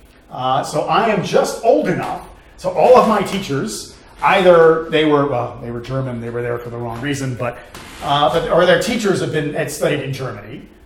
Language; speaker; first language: English; native; English